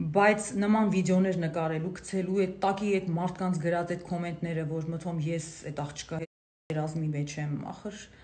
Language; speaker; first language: Armenian; native; Armenian